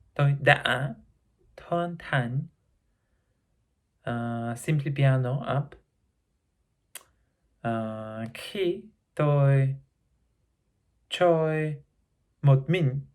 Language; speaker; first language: Vietnamese; non-native, learner; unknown